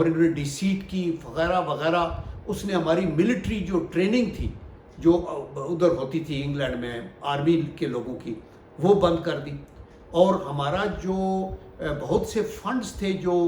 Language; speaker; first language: Urdu; native; Urdu